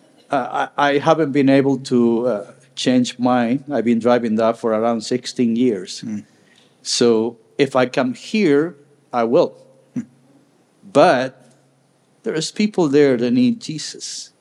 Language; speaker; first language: English; non-native, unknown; Spanish